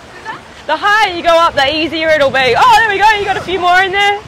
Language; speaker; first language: English; native; English